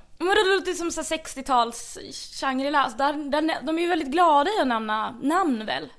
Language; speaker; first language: Swedish; native; Swedish